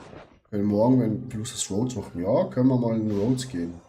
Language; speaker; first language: German; native; German